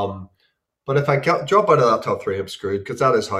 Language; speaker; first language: English; native; English